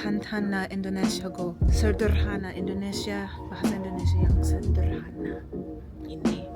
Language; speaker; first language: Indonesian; non-native, fluent; English